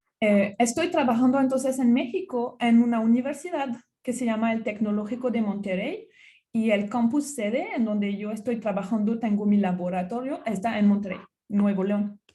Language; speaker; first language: Spanish; non-native, fluent; French